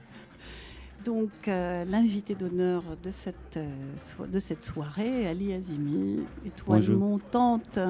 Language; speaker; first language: French; non-native, fluent; Arabic